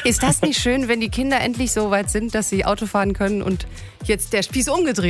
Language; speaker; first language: German; native; German